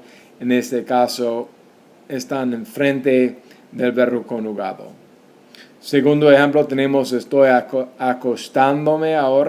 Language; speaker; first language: Spanish; non-native, fluent; English